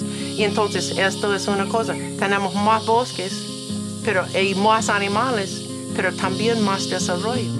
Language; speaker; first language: Spanish; non-native, learner; English